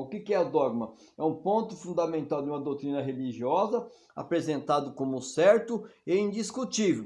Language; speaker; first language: Portuguese; native; Portuguese